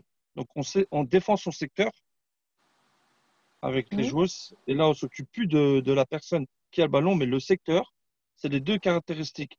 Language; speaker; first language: French; non-native, fluent; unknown